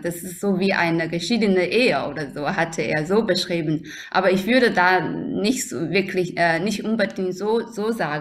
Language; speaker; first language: German; non-native, fluent; Chinese